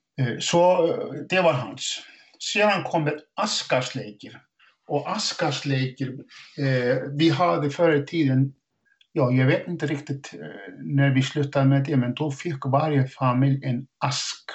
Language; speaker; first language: Swedish; non-native, fluent; Icelandic